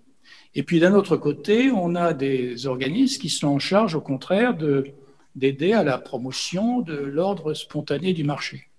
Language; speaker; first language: French; native; French